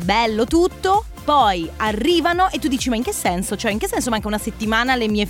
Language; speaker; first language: Italian; native; Italian